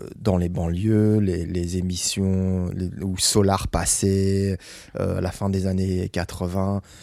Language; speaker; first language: French; non-native, fluent; English